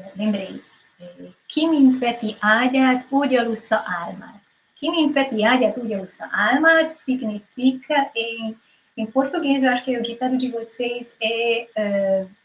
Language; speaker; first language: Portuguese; non-native, fluent; Hungarian